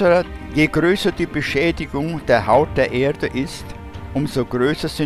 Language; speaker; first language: German; native; German